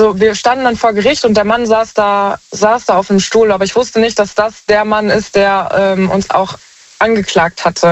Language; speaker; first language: German; native; German